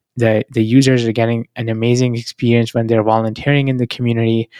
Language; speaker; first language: English; non-native, local second language; Hindi